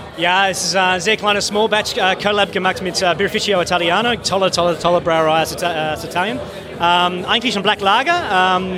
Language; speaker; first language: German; non-native, fluent; English